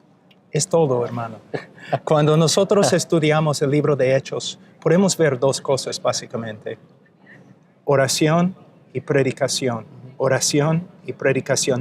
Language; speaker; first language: Spanish; non-native, fluent; English